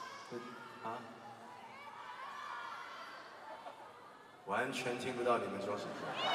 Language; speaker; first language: Chinese; non-native, local second language; Cantonese